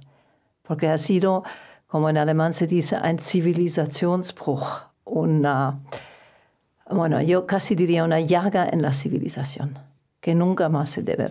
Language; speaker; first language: Spanish; non-native, fluent; German